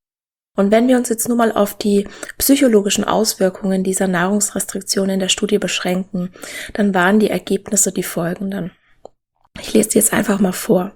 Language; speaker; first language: German; native; German